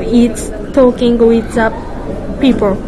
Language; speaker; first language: English; non-native, learner; Japanese